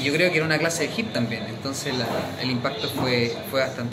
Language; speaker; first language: Spanish; native; Spanish